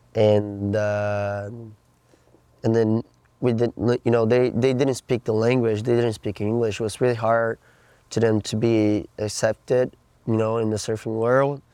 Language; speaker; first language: English; non-native, fluent; Portuguese